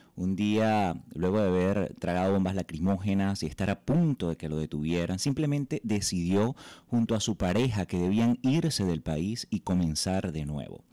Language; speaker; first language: Spanish; native; Spanish